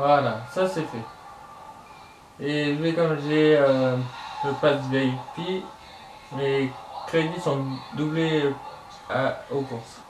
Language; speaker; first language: French; native; French